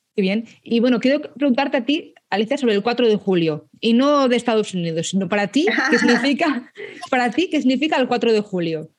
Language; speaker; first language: Spanish; native; Spanish